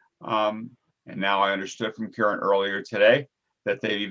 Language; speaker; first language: English; native; English